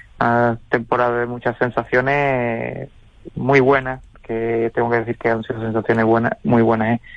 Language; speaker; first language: Spanish; native; Spanish